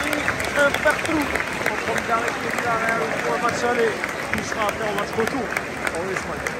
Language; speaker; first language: French; native; French